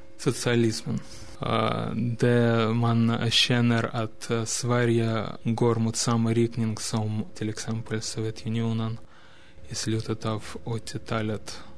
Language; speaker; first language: Swedish; non-native, fluent; Russian